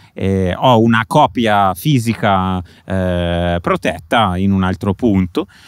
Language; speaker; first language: Italian; native; Italian